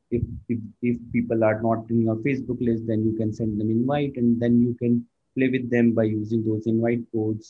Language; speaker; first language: English; non-native, local second language; Hindi